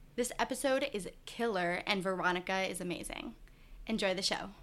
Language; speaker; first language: English; native; English